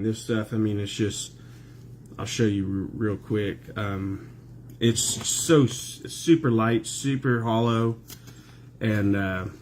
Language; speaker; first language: English; native; English